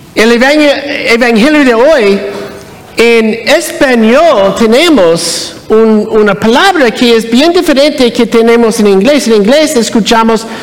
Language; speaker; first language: Spanish; non-native, learner; English